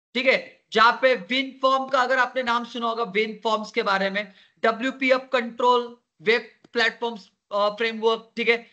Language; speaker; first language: Hindi; non-native, local second language; Marathi